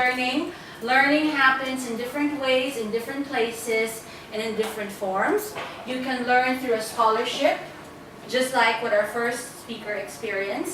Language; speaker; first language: English; non-native, fluent; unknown